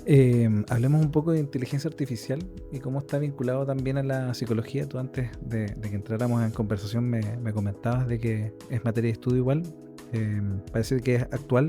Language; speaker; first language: Spanish; native; Spanish